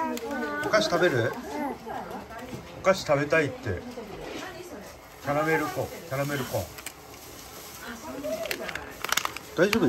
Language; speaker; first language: Japanese; native; Japanese